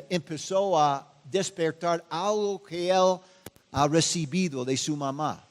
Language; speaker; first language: Spanish; non-native, fluent; English